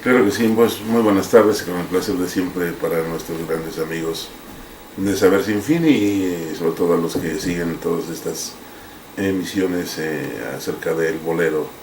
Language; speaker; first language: Spanish; native; Spanish